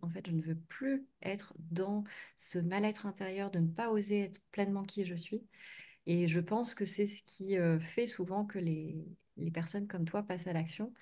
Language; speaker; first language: French; native; French